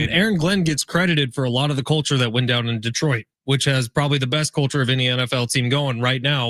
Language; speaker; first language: English; native; English